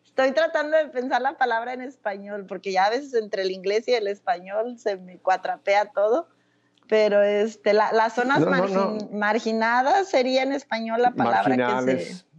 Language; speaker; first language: Spanish; native; Spanish